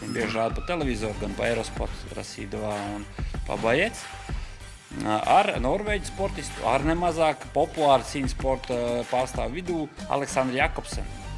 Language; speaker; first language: Latvian; native; Latvian